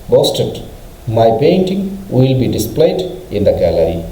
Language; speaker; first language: English; non-native, local second language; Bangla